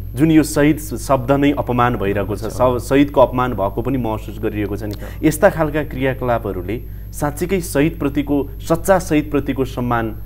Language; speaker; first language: Nepali; native; Nepali